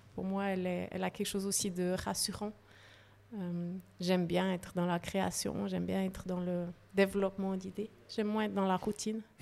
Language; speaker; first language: French; native; French